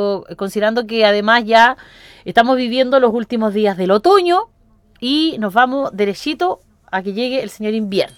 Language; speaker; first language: Spanish; native; Spanish